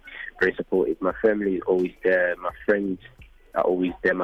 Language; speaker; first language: English; non-native, local second language; Zulu